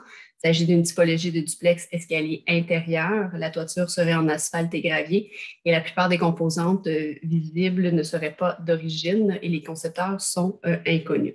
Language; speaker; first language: French; native; French